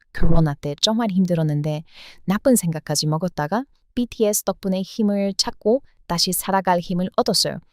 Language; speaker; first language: Korean; non-native, fluent; English